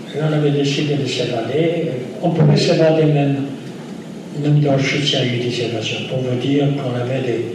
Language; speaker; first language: French; non-native, fluent; Yiddish